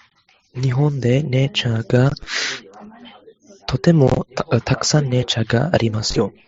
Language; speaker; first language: Japanese; non-native, learner; English